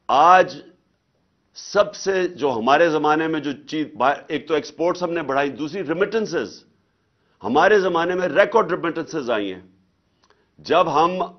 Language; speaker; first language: Urdu; native; Urdu